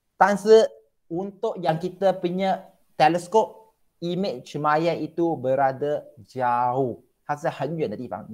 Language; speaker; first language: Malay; non-native, local second language; Chinese